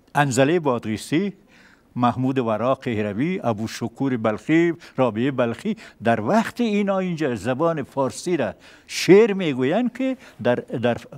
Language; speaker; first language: Persian; native; Persian